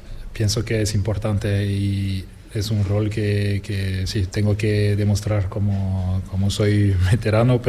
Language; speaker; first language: Spanish; non-native, fluent; French